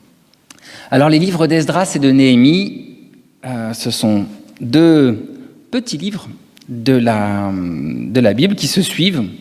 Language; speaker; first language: French; native; French